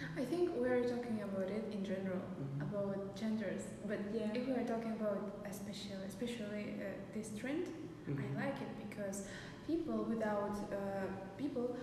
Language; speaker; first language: English; non-native, fluent; Kazakh